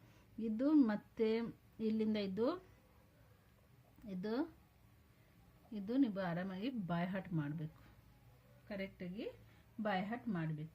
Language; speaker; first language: Kannada; non-native, local second language; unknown